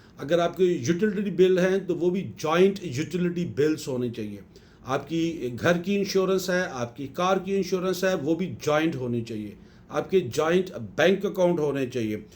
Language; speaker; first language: Urdu; native; Urdu